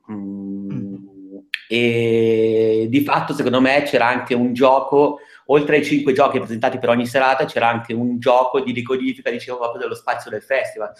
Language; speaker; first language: Italian; native; Italian